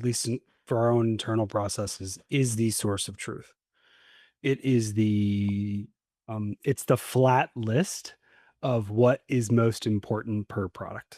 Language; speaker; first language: English; native; English